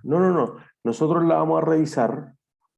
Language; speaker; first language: Spanish; native; Spanish